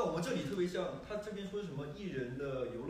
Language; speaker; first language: Chinese; native; Chinese